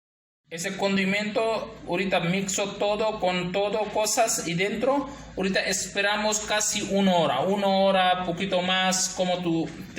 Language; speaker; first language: Spanish; non-native, learner; Urdu